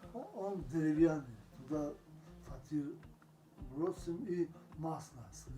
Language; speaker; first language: Russian; non-native, local second language; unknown